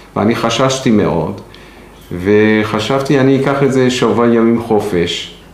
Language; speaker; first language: Hebrew; non-native, fluent; Persian